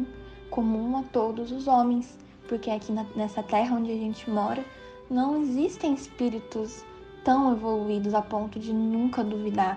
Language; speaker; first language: Portuguese; native; Portuguese